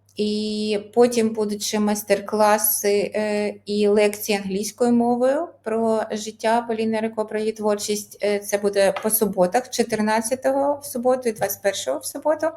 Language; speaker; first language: Ukrainian; native; Ukrainian